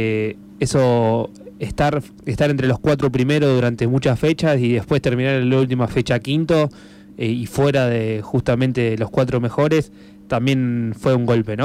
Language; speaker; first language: Spanish; native; Spanish